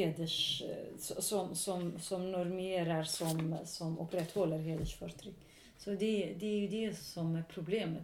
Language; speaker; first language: Swedish; non-native, local second language; Kurdish